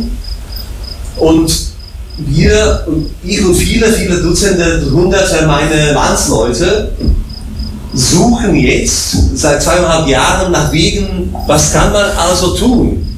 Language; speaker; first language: German; non-native, fluent; Slovak